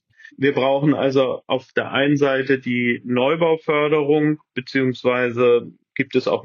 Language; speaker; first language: German; native; German